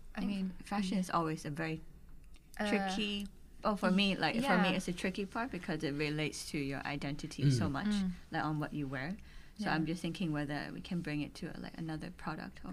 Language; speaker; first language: English; non-native, local second language; Cantonese